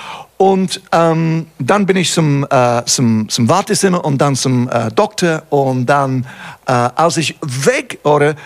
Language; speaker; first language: German; non-native, fluent; English